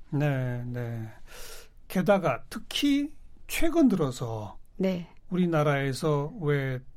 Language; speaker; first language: Korean; non-native, fluent; German